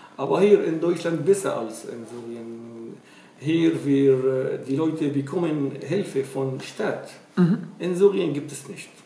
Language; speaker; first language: German; non-native, learner; Arabic